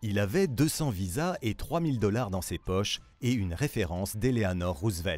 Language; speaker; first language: French; native; French